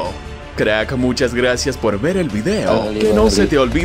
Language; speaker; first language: Spanish; native; Spanish